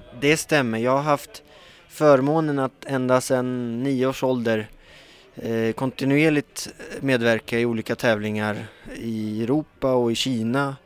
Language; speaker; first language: Swedish; native; Swedish